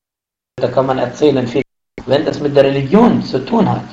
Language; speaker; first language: German; non-native, fluent; Arabic